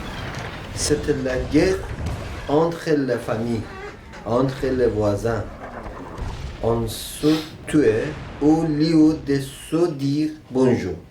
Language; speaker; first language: French; non-native, learner; Urdu